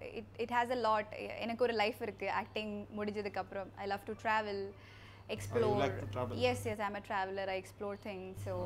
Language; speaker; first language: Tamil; non-native, local second language; Malayalam